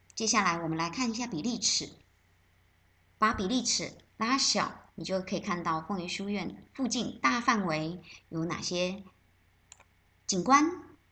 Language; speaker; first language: Chinese; native; Chinese